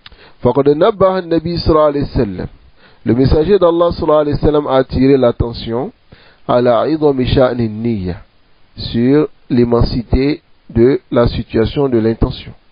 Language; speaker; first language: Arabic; non-native, fluent; Wolof